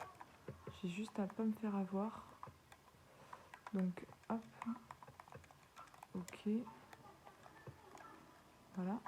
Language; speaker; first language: French; native; French